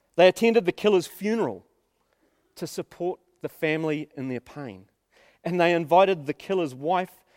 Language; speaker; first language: English; native; English